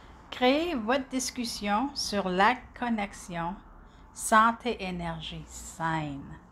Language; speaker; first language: French; native; French